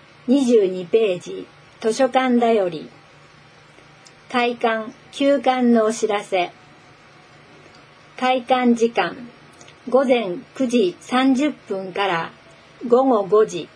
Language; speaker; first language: Japanese; native; Japanese